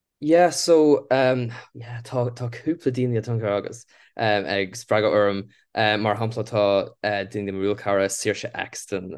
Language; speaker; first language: Irish; non-native, local second language; English